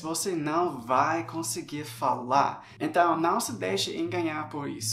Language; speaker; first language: Portuguese; non-native, fluent; English